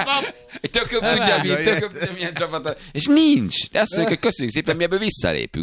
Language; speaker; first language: Hungarian; native; Hungarian